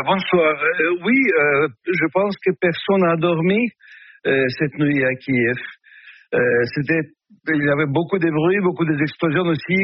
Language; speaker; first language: French; non-native, fluent; Russian